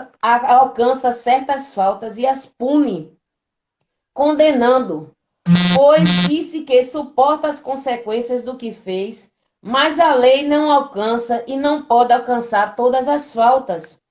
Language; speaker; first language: Portuguese; native; Portuguese